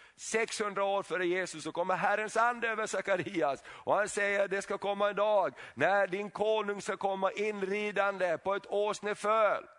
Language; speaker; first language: Swedish; native; Swedish